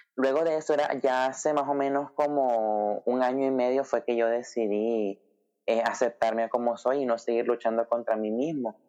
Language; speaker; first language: Spanish; native; Spanish